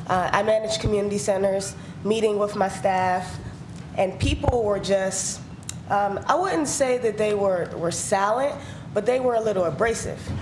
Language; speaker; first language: English; native; English